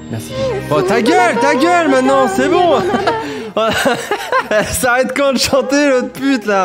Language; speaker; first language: French; native; French